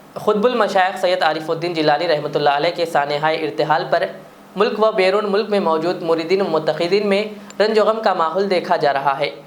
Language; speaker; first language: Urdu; native; Urdu